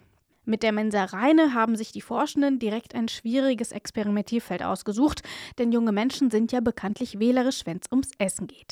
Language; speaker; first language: German; native; German